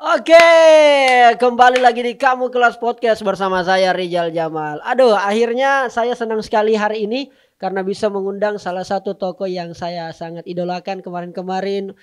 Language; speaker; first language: Indonesian; native; Indonesian